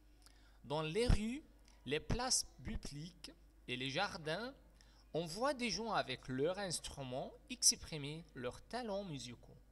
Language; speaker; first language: French; non-native, fluent; Arabic